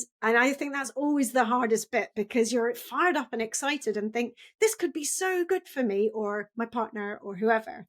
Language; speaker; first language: English; native; English